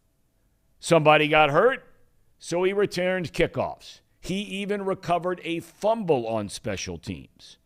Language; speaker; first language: English; native; English